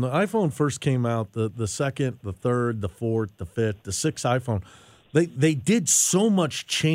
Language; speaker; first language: English; native; English